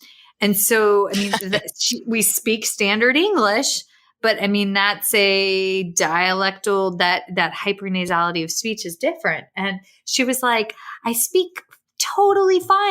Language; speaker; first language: English; native; English